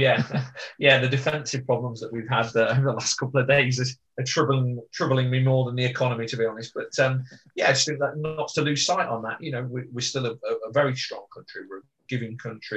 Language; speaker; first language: English; native; English